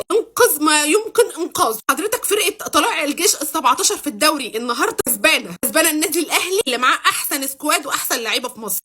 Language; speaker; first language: Arabic; native; Arabic